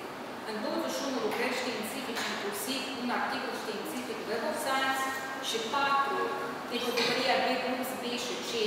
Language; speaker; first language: Romanian; native; Romanian